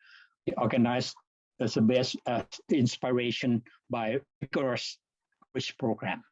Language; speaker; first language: English; non-native, fluent; Thai